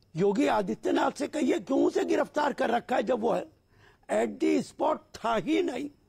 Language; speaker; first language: Hindi; native; Hindi